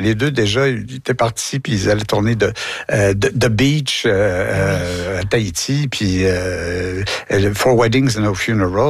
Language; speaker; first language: French; native; French